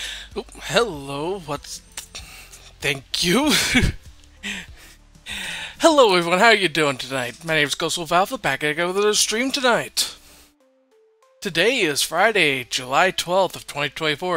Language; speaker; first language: English; native; English